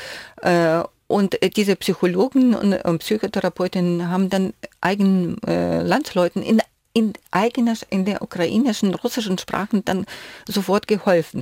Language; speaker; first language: German; non-native, fluent; Ukrainian